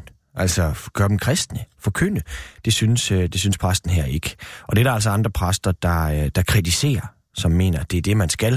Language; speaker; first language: Danish; native; Danish